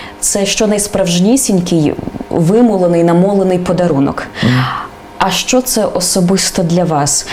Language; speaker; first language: Ukrainian; native; Ukrainian